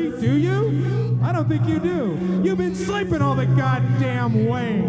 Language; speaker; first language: English; native; English